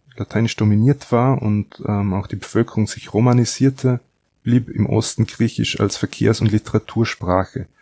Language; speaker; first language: German; native; German